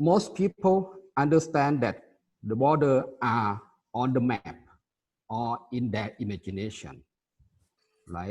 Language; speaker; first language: English; non-native, fluent; Thai